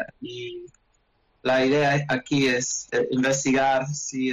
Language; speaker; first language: Spanish; non-native, learner; English